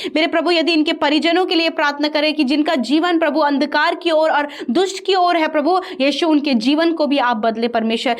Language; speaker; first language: Hindi; native; Hindi